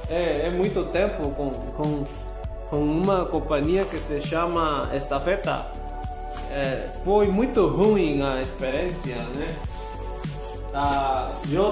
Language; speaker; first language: Portuguese; non-native, learner; Spanish